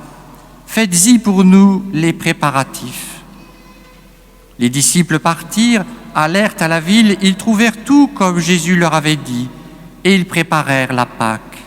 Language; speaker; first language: French; native; French